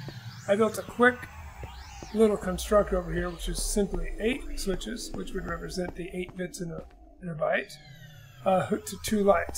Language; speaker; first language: English; native; English